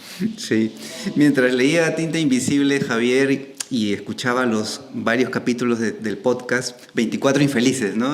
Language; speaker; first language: Spanish; native; Spanish